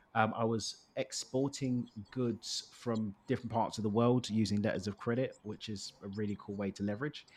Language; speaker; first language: English; native; English